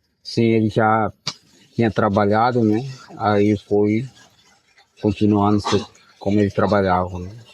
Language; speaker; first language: Portuguese; non-native, local second language; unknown